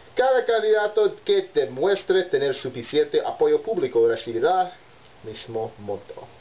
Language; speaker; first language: Spanish; non-native, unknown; English